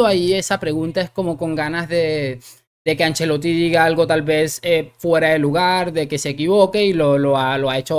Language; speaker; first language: Spanish; native; Spanish